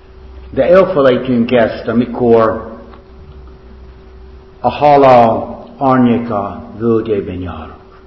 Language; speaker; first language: Hungarian; non-native, fluent; English